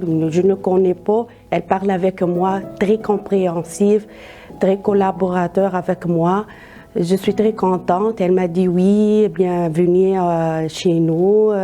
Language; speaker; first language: French; non-native, learner; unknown